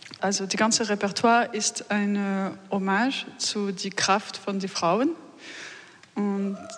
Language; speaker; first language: German; non-native, learner; French